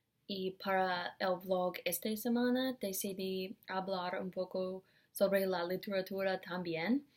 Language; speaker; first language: Spanish; non-native, learner; English